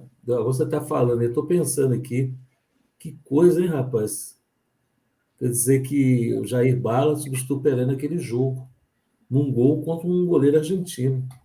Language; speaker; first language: Portuguese; native; Portuguese